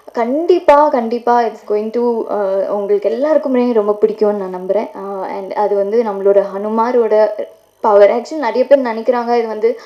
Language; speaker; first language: Tamil; non-native, fluent; Telugu